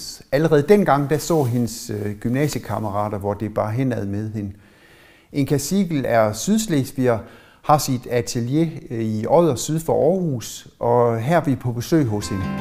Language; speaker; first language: Danish; native; Danish